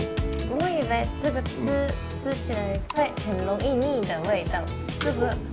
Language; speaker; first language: Chinese; non-native, fluent; Japanese